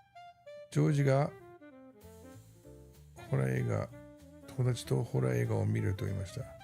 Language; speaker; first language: Japanese; non-native, learner; English